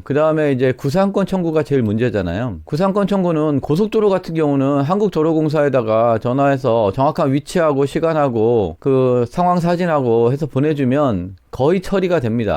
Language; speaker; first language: Korean; native; Korean